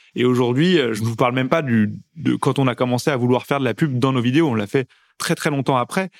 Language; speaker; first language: French; native; French